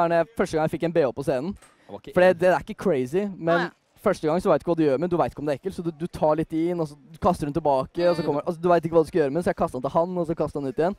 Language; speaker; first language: Norwegian; native; Norwegian